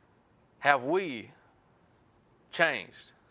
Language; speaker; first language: English; native; English